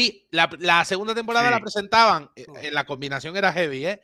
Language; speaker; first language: Spanish; native; Spanish